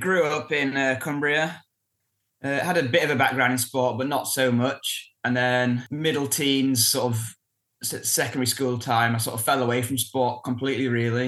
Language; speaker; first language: English; native; English